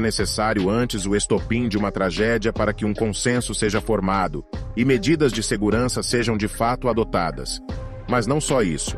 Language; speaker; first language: Portuguese; native; Portuguese